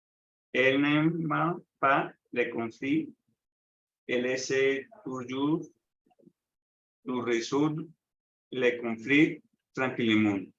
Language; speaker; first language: French; non-native, learner; Spanish